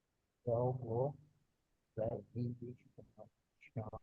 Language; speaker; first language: Chinese; non-native, learner; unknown